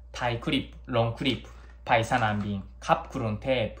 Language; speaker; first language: Thai; non-native, learner; Japanese